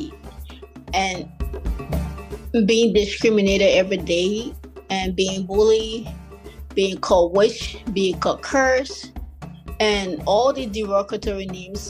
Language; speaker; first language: English; native; English